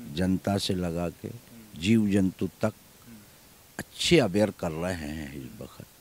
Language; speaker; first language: Hindi; native; Hindi